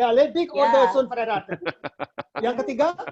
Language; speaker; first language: Indonesian; native; Indonesian